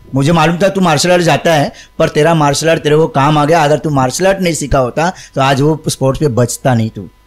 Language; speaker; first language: Hindi; non-native, local second language; Marathi